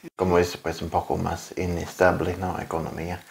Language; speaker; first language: Spanish; non-native, learner; English